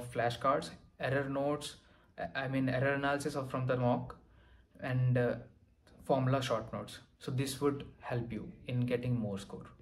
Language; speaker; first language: English; non-native, local second language; Telugu